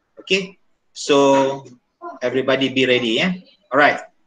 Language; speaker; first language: English; non-native, local second language; Malay